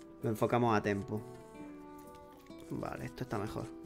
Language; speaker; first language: Spanish; native; Spanish